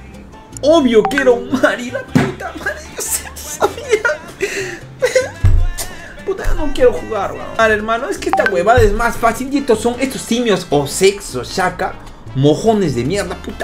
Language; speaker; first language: Spanish; native; Spanish